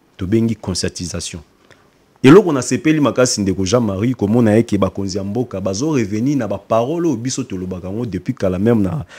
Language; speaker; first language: Lingala; native; Lingala